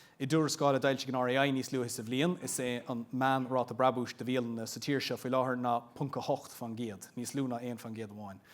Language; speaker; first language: Irish; non-native, local second language; English